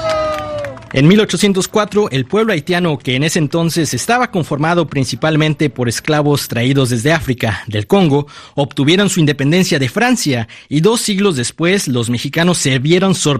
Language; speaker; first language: Spanish; native; Spanish